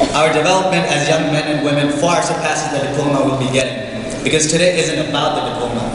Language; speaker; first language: English; non-native, local second language; Nepali